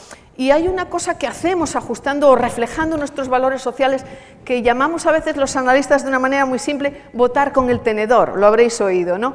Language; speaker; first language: Spanish; native; Spanish